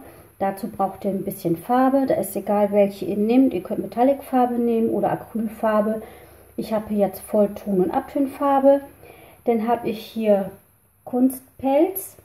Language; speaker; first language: German; native; German